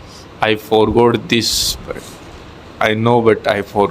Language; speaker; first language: English; non-native, learner; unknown